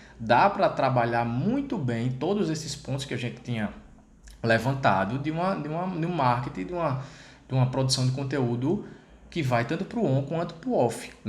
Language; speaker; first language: Portuguese; native; Portuguese